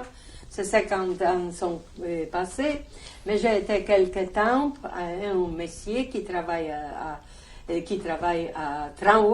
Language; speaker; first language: French; non-native, learner; Polish